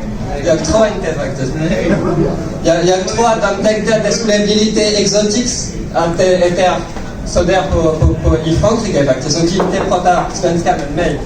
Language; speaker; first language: Swedish; non-native, learner; French